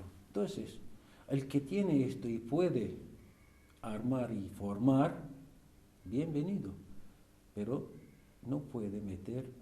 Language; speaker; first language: Spanish; non-native, fluent; Arabic